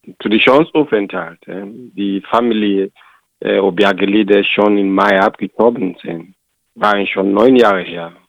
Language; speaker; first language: German; non-native, learner; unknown